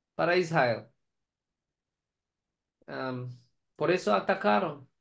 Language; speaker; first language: Portuguese; non-native, learner; Persian